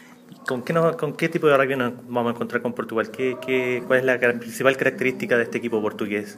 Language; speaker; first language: Spanish; native; Spanish